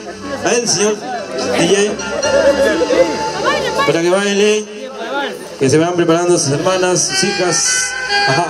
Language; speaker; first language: Spanish; native; Spanish